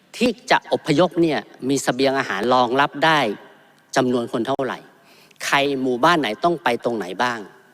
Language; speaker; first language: Thai; native; Thai